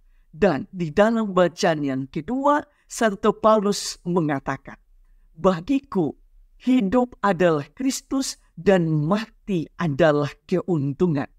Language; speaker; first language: Indonesian; native; Indonesian